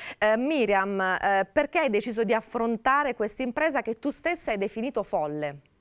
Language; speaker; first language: Italian; native; Italian